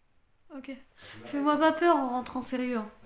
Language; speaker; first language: French; native; French